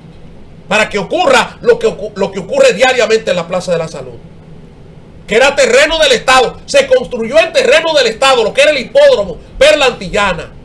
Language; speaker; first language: Spanish; native; Spanish